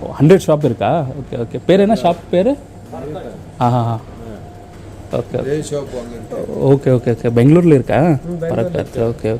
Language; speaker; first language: Tamil; non-native, learner; Kannada